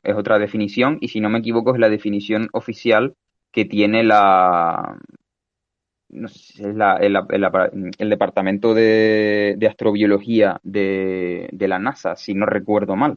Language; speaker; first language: Spanish; native; Spanish